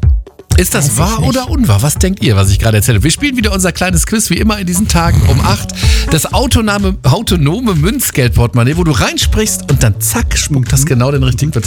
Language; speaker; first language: German; native; German